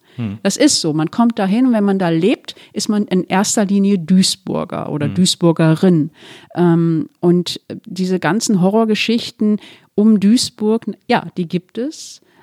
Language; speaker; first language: German; early bilingual, other home language; Turkish